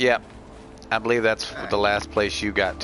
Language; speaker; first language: English; native; English